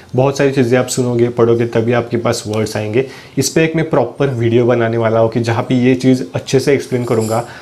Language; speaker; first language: Hindi; non-native, local second language; Marathi